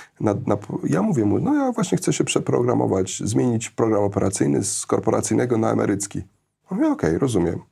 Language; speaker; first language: Polish; early bilingual, heritage; Polish